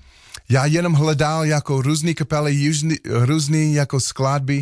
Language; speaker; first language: Czech; non-native, learner; English